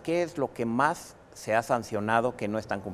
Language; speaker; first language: Spanish; native; Spanish